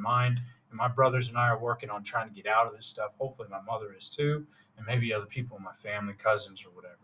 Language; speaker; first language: English; native; English